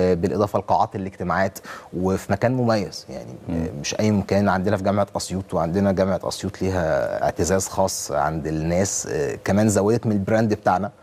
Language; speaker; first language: Arabic; native; Arabic